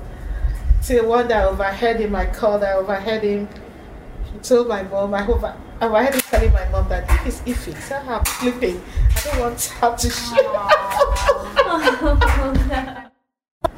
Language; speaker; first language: English; non-native, local second language; Igbo